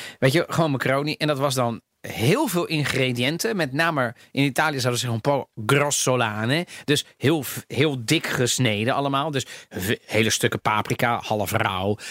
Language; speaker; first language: Dutch; native; Dutch